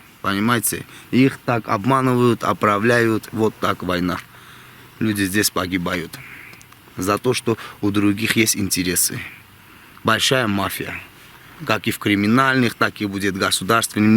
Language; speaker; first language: Russian; non-native, local second language; Armenian